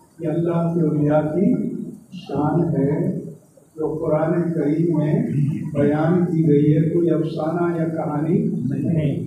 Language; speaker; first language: Urdu; non-native, local second language; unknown